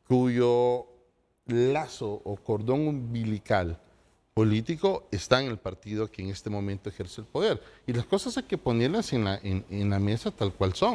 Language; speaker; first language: Spanish; native; Spanish